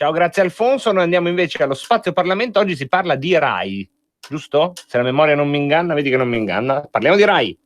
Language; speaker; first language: Italian; native; Italian